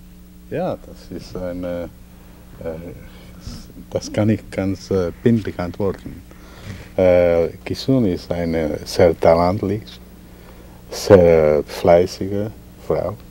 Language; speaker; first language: German; non-native, fluent; Czech